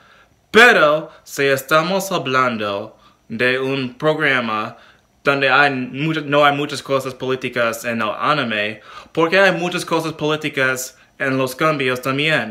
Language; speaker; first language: Spanish; non-native, learner; English